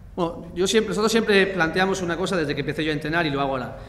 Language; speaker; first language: Spanish; native; Spanish